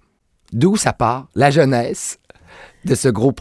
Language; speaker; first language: French; native; French